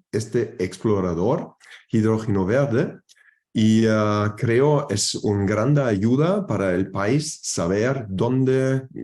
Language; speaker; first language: Spanish; non-native, fluent; German